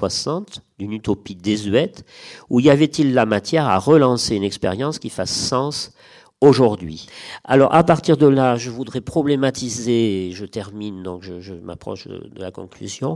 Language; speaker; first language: French; native; French